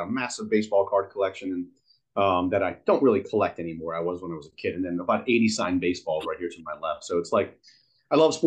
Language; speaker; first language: English; native; English